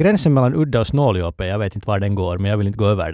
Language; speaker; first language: Swedish; native; Swedish